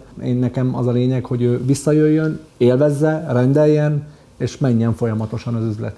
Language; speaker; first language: Hungarian; early bilingual, other home language; Arabic